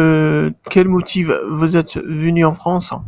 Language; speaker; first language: French; non-native, fluent; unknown